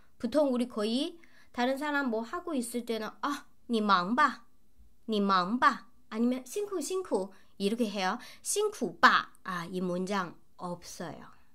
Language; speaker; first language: Korean; non-native, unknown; Chinese